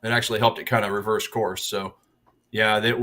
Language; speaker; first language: English; native; English